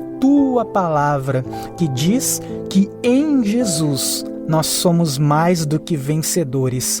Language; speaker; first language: Portuguese; native; Portuguese